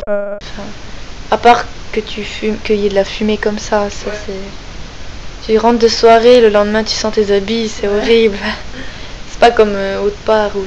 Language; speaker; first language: French; native; French